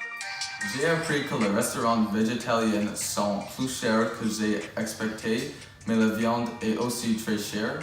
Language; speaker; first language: French; non-native, learner; English